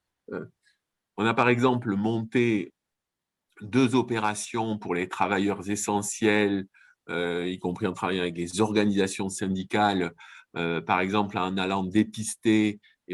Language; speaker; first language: French; native; French